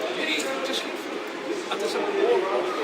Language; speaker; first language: Dutch; non-native, fluent; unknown